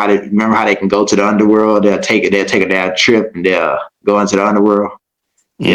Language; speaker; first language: English; native; English